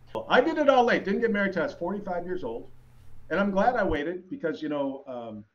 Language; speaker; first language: English; native; English